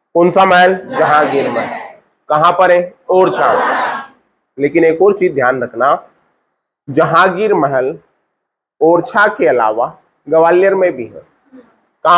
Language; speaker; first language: Hindi; native; Hindi